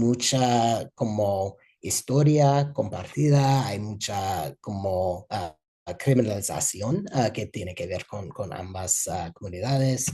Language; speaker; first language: Spanish; non-native, fluent; English